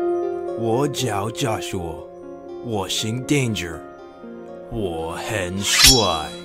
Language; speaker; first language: Chinese; non-native, learner; English